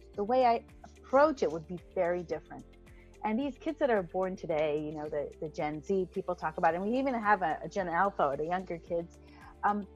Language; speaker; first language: English; non-native, fluent; Hebrew